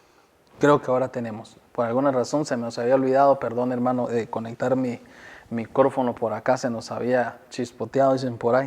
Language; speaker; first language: Spanish; native; Spanish